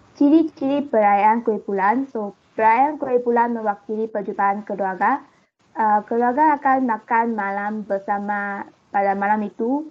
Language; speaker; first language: Malay; non-native, local second language; Chinese